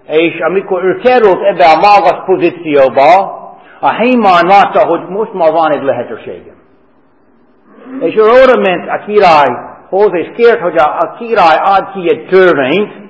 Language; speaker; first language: Hungarian; non-native, fluent; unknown